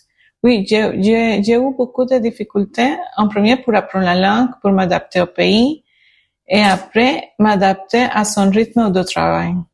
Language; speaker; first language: French; non-native, learner; Spanish